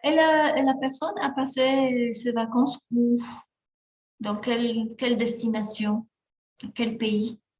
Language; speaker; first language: French; non-native, fluent; Spanish